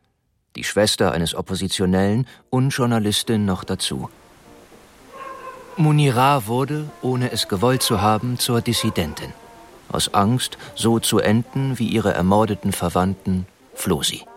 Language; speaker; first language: German; native; German